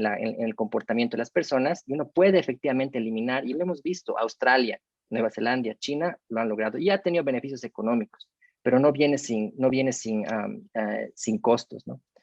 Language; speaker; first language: Spanish; native; Spanish